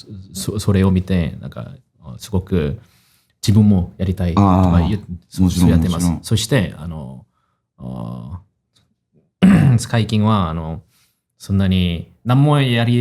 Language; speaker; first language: Japanese; non-native, fluent; Korean